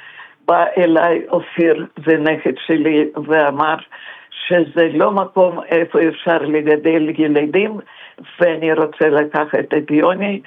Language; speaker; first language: Hebrew; non-native, fluent; Russian